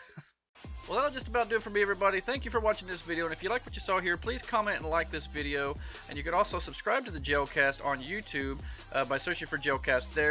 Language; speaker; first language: English; native; English